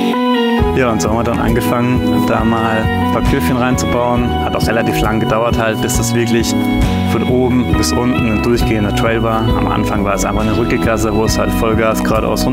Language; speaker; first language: German; native; German